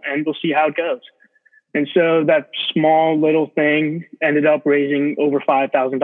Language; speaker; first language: English; native; English